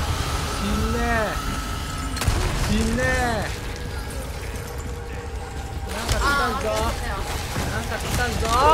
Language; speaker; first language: Japanese; non-native, fluent; Indonesian